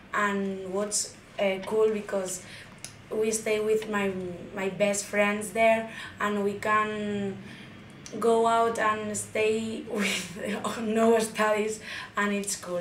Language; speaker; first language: English; non-native, learner; Spanish